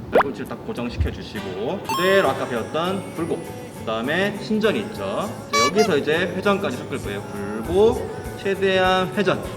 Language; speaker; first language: Korean; native; Korean